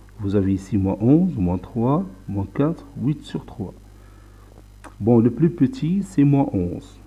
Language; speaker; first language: French; non-native, local second language; Arabic